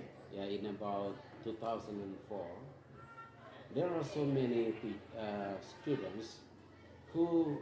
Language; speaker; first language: English; non-native, fluent; Indonesian